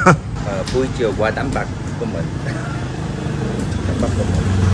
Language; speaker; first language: Vietnamese; non-native, learner; Korean